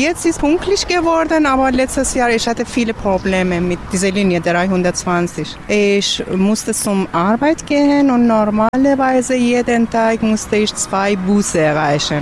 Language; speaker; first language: German; non-native, learner; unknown